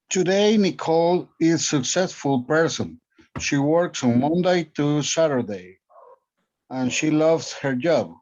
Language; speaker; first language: English; non-native, learner; Spanish